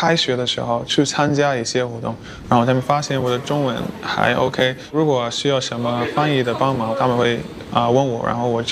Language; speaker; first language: Chinese; non-native, fluent; English